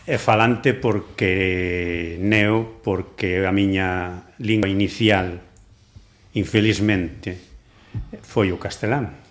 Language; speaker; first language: Galician; non-native, local second language; Spanish